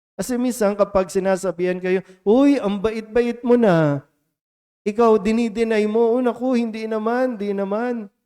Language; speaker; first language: Filipino; native; Filipino